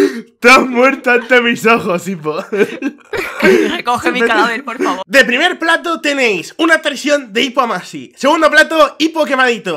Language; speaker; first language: Spanish; native; Spanish